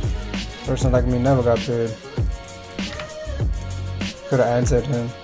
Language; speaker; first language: English; native; English